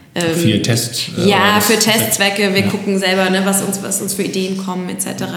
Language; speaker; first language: German; native; German